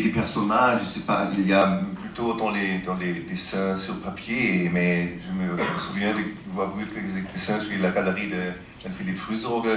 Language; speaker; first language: French; non-native, fluent; German